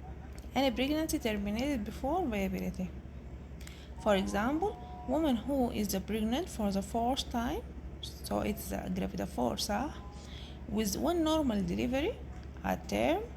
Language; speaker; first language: English; non-native, local second language; Arabic